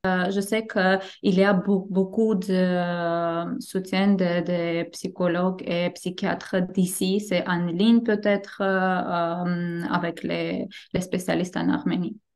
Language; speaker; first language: French; non-native, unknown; Armenian